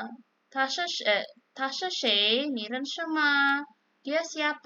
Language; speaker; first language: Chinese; non-native, fluent; Indonesian